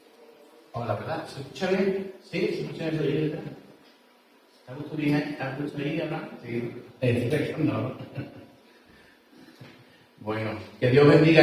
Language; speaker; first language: Spanish; native; Spanish